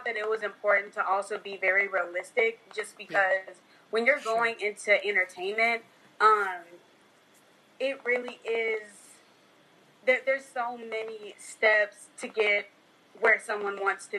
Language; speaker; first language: English; native; English